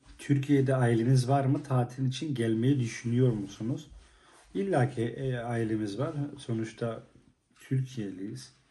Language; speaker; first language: Turkish; native; Turkish